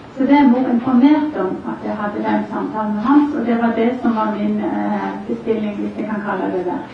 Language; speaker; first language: Norwegian; native; Norwegian